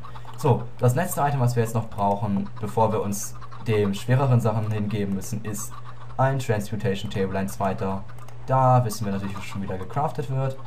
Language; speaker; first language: German; native; German